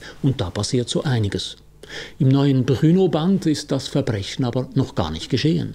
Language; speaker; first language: German; native; German